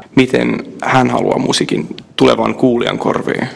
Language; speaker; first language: Finnish; early bilingual, other home language; English